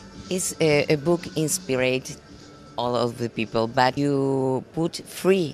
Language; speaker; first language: English; non-native, learner; Spanish